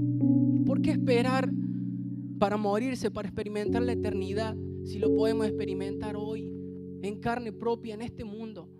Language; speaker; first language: Spanish; native; Spanish